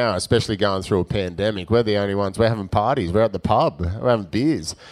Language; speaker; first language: English; native; English